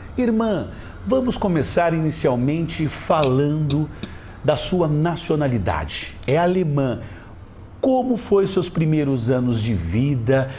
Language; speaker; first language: Portuguese; native; Portuguese